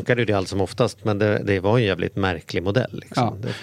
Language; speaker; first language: Swedish; native; Swedish